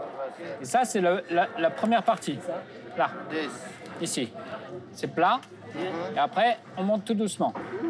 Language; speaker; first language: French; native; French